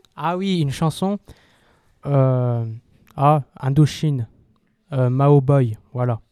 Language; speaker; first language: French; native; French